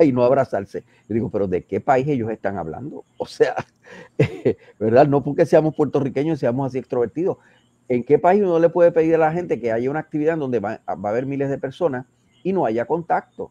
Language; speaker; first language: Spanish; native; Spanish